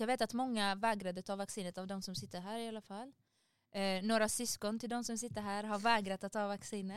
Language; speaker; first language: Swedish; early bilingual, other home language; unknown